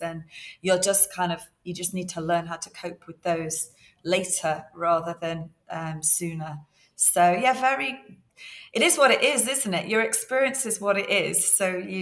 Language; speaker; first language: English; native; English